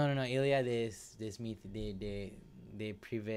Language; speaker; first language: French; non-native, learner; English